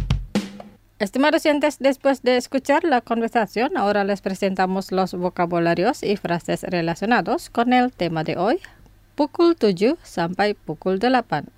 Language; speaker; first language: Spanish; non-native, fluent; Indonesian